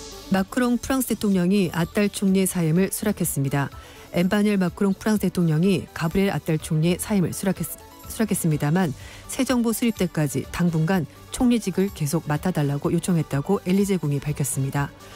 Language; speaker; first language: Korean; native; Korean